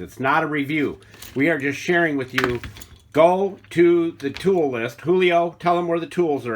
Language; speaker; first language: English; native; English